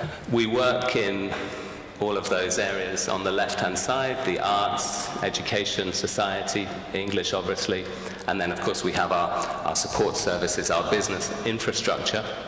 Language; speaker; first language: English; native; English